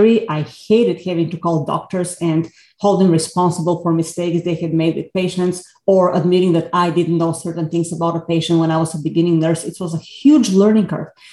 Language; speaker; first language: English; non-native, fluent; Bulgarian